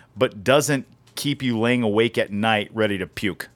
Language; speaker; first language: English; native; English